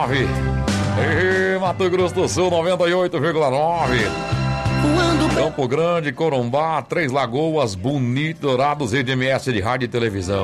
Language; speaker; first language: Portuguese; native; Portuguese